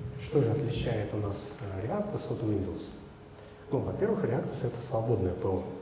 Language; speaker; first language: Russian; native; Russian